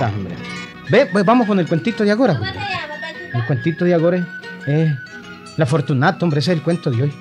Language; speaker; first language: Spanish; native; Spanish